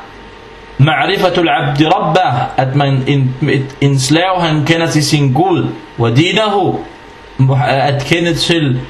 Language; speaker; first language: Danish; non-native, fluent; Arabic